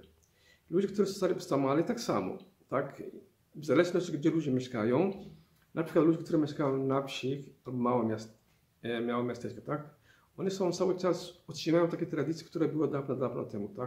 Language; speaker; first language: Polish; non-native, fluent; Somali